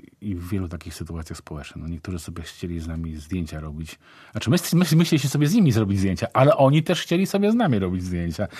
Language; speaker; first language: Polish; native; Polish